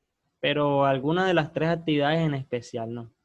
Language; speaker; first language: Spanish; native; Spanish